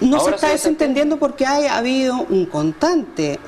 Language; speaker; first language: Spanish; native; Spanish